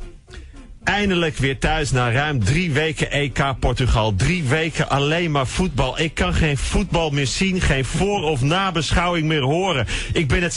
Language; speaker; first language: Dutch; native; Dutch